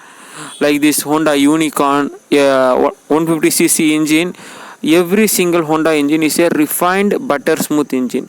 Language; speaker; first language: English; non-native, local second language; Tamil